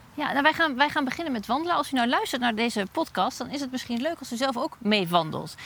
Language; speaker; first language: Dutch; native; Dutch